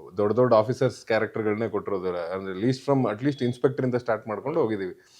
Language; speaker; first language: Kannada; native; Kannada